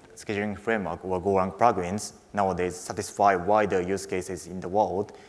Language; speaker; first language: English; non-native, fluent; Japanese